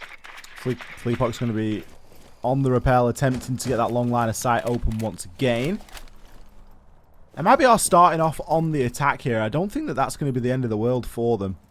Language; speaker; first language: English; native; English